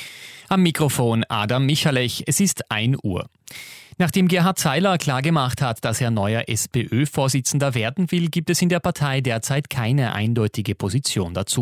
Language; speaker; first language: German; native; German